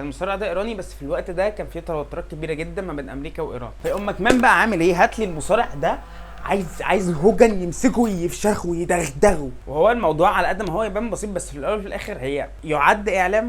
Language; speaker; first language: Arabic; native; Arabic